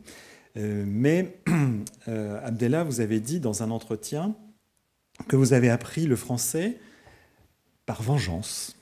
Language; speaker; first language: French; native; French